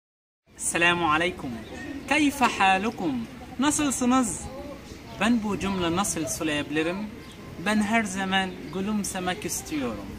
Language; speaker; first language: Turkish; non-native, learner; Arabic